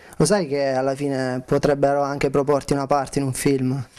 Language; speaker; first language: Italian; native; Italian